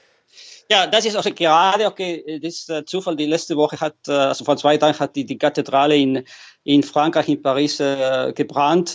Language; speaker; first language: German; non-native, fluent; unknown